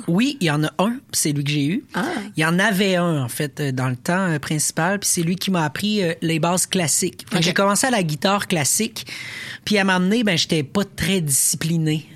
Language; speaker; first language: French; native; French